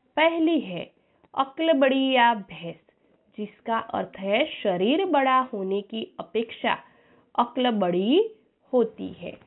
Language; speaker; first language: Hindi; non-native, local second language; Gujarati